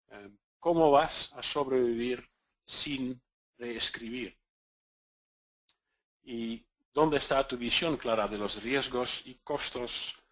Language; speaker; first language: Spanish; non-native, fluent; Dutch